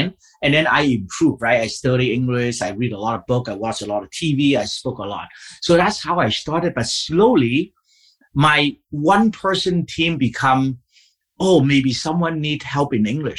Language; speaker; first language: English; non-native, fluent; Vietnamese